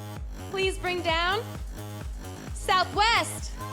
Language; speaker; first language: English; native; English